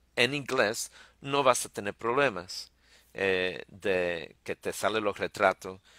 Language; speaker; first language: Spanish; early bilingual, heritage; Spanish